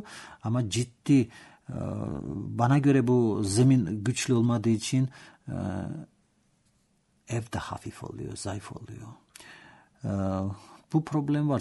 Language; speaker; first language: Turkish; non-native, learner; Georgian